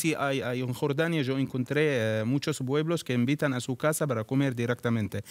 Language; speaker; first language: Spanish; non-native, learner; Arabic